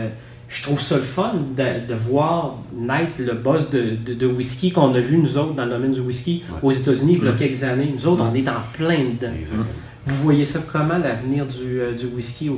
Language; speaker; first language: French; native; French